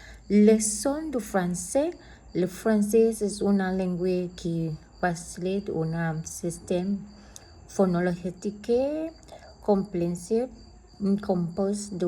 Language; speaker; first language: French; non-native, learner; Spanish